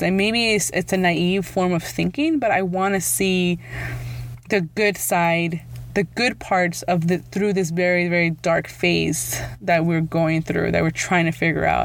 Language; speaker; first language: English; early bilingual, other home language; Spanish